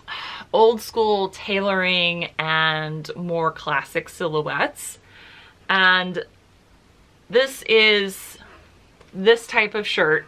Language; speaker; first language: English; native; English